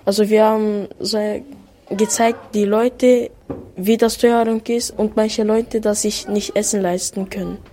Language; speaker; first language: German; early bilingual, other home language; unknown